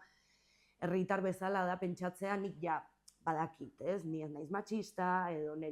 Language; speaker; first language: Basque; native; Basque